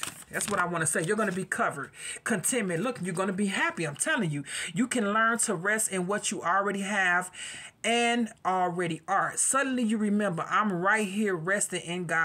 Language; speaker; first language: English; native; English